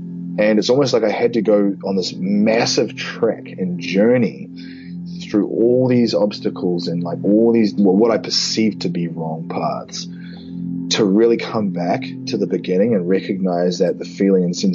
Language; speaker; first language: English; native; English